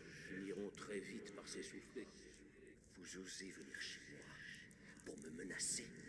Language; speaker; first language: French; native; French